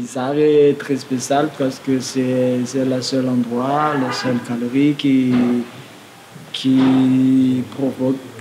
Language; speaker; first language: French; non-native, local second language; Malagasy